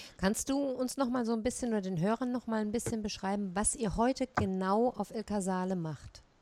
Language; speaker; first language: German; native; German